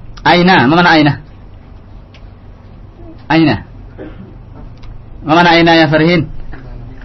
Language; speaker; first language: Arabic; non-native, fluent; Indonesian